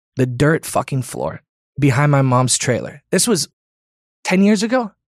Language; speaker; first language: English; native; English